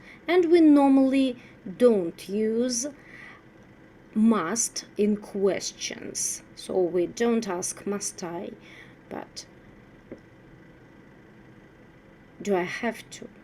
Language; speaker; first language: English; non-native, fluent; Russian